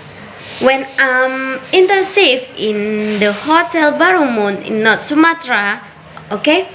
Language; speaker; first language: English; non-native, learner; Indonesian